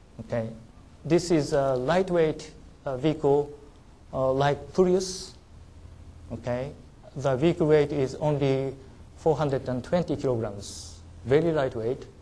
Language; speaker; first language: English; non-native, learner; Japanese